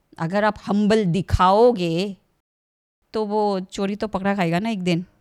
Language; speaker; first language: Hindi; non-native, local second language; Assamese